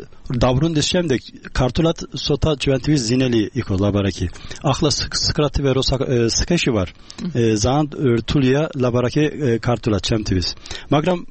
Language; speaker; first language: Georgian; non-native, learner; Turkish